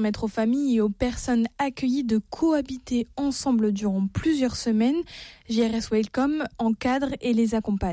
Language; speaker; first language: French; native; French